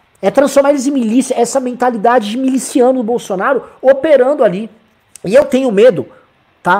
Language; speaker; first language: Portuguese; native; Portuguese